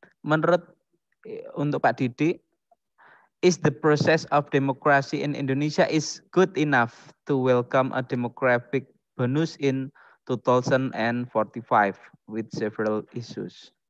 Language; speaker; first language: English; non-native, fluent; Indonesian